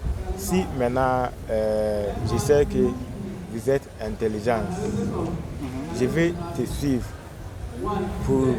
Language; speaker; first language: French; non-native, learner; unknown